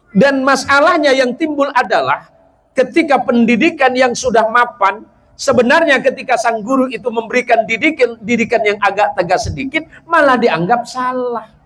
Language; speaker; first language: Malay; non-native, local second language; Madurese